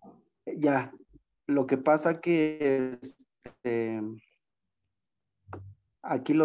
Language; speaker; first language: Spanish; native; Spanish